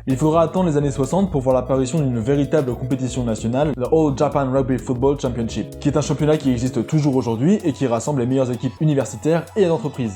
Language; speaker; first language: French; native; French